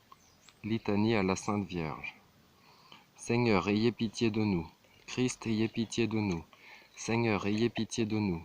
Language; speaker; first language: French; native; French